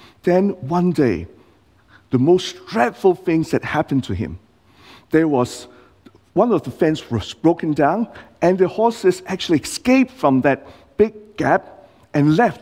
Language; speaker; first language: English; non-native, local second language; Cantonese